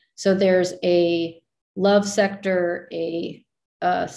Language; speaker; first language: English; native; English